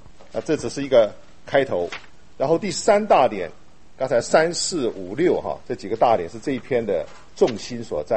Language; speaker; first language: Chinese; native; Chinese